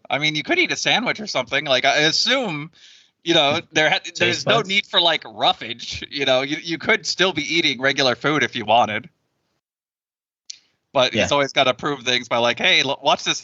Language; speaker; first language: English; native; English